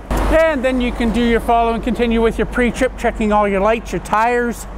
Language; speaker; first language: English; native; English